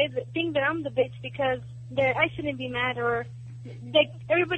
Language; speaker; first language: English; early bilingual, other home language; Italian